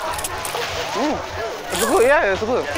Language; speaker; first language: English; non-native, learner; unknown